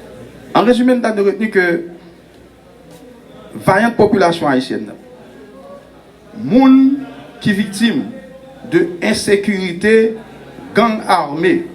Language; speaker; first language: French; non-native, local second language; Haitian Creole